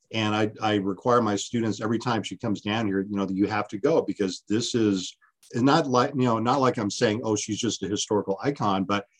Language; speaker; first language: English; early bilingual, other home language; Spanish